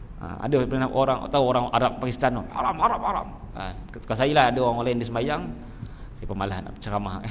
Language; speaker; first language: Malay; native; Malay